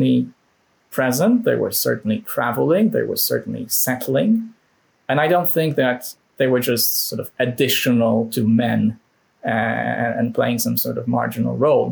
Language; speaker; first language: English; non-native, fluent; Polish